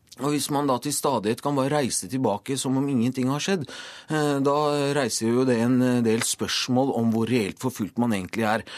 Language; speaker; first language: Norwegian; early bilingual, other home language; Persian